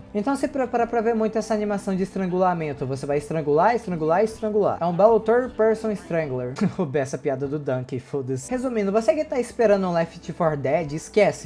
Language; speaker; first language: Portuguese; native; Portuguese